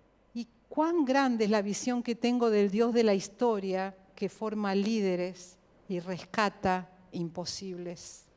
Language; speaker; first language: Spanish; native; Spanish